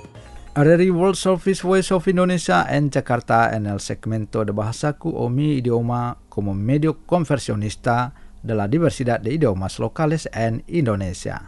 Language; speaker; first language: Spanish; non-native, fluent; Indonesian